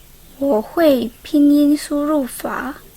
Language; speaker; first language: Chinese; non-native, learner; Indonesian